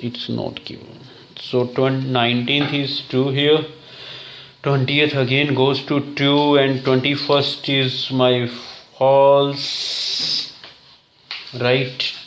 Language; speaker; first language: English; non-native, local second language; Hindi